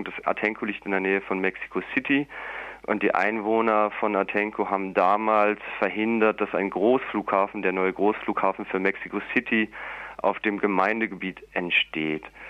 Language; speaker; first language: German; native; German